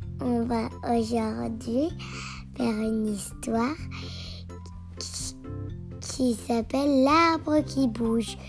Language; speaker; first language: French; non-native, learner; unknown